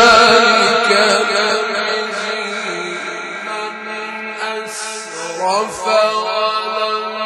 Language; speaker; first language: Arabic; native; Arabic